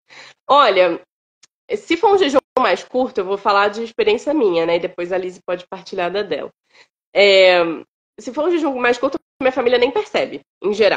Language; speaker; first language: Portuguese; native; Portuguese